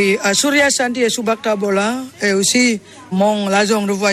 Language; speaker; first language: French; non-native, learner; Balinese